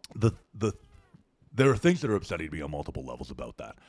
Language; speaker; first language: English; native; English